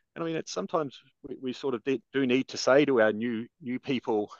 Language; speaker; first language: English; native; English